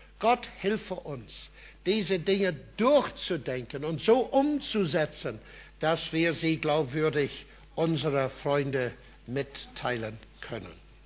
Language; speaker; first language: German; non-native, fluent; English